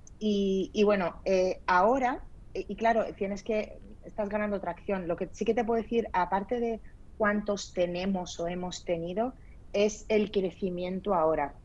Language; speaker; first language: Spanish; early bilingual, other home language; Arabic